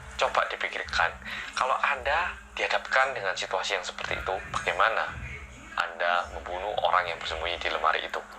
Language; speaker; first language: Indonesian; non-native, fluent; Korean